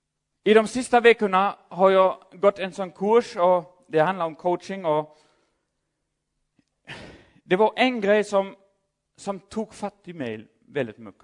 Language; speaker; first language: Swedish; non-native, fluent; German